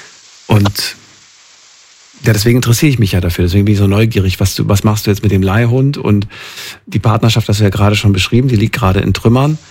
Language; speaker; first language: German; native; German